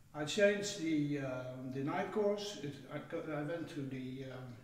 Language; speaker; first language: English; non-native, fluent; Dutch